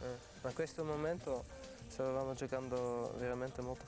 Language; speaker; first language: Italian; non-native, fluent; Dutch